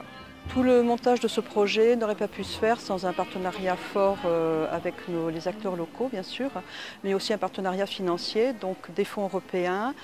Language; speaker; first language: French; native; French